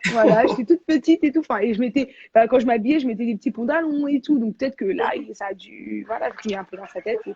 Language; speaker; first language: French; native; French